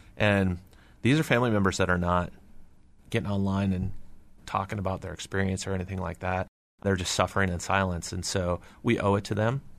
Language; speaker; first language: English; native; English